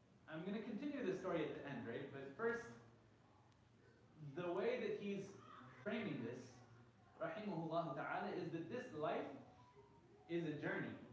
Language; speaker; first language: English; native; English